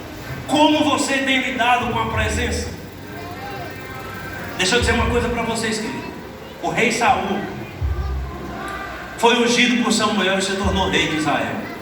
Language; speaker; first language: Portuguese; native; Portuguese